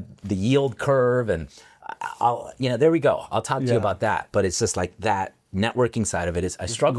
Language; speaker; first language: English; native; English